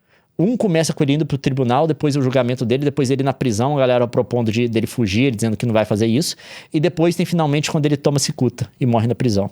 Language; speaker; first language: Portuguese; native; Portuguese